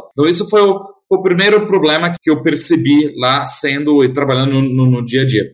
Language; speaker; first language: Portuguese; non-native, fluent; German